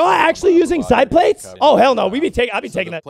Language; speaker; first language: English; native; English